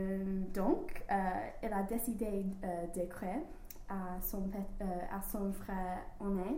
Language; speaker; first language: French; non-native, learner; English